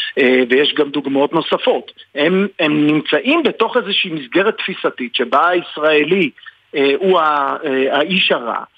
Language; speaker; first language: Hebrew; native; Hebrew